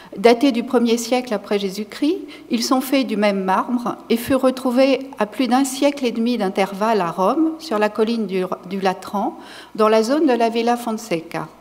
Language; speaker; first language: French; native; French